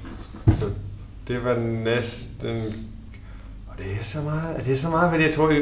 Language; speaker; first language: Danish; non-native, learner; English